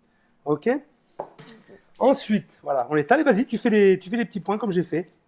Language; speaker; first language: French; native; French